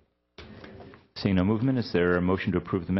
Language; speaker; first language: English; native; English